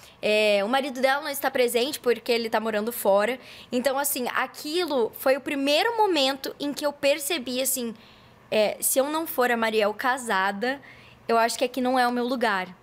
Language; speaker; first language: Portuguese; native; Portuguese